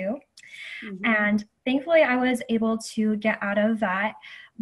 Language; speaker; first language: English; native; English